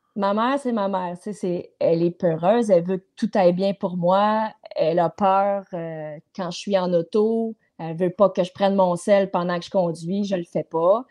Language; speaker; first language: French; native; French